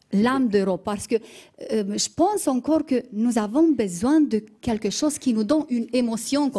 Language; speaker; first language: French; non-native, fluent; Romanian